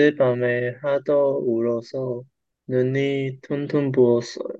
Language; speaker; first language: Korean; non-native, learner; Chinese